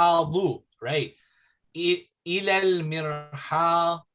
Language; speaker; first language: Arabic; non-native, fluent; English